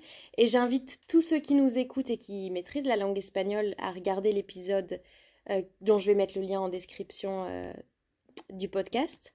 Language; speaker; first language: French; native; French